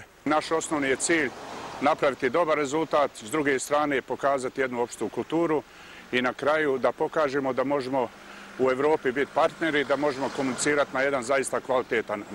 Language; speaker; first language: Bosnian; native; Bosnian